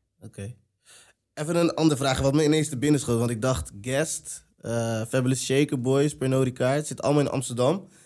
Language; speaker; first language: Dutch; native; Dutch